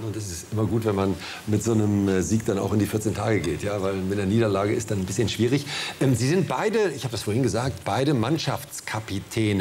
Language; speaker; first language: German; native; German